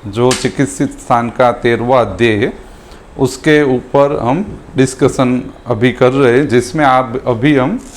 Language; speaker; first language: Hindi; non-native, local second language; Gujarati